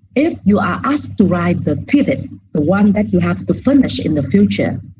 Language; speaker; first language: English; non-native, fluent; Vietnamese